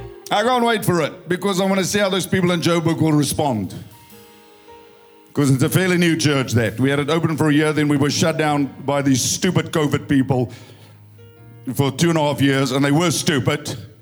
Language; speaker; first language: English; non-native, local second language; Afrikaans